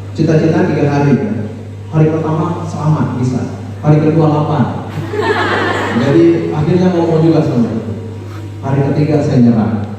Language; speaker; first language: Indonesian; non-native, local second language; Minangkabau